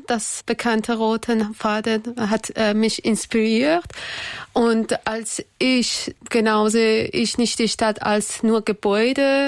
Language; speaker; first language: German; non-native, fluent; Persian